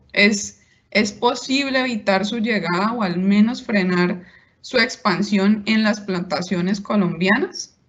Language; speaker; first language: Spanish; native; Spanish